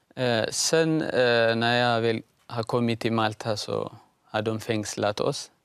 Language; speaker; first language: Swedish; non-native, fluent; Tigrinya